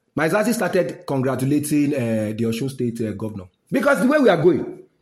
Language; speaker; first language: English; non-native, local second language; Yoruba